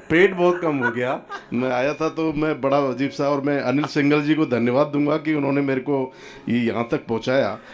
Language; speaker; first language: Hindi; native; Hindi